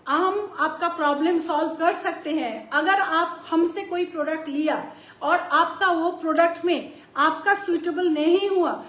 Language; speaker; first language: Hindi; non-native, local second language; Bangla